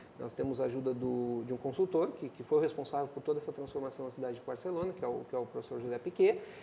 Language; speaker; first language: Portuguese; native; Portuguese